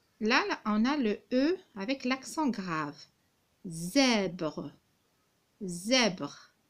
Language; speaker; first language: French; non-native, local second language; Arabic